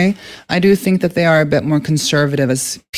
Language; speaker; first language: English; non-native, fluent; Norwegian